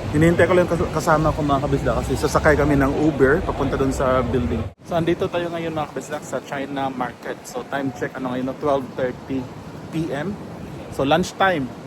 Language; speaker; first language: Filipino; non-native, local second language; Cebuano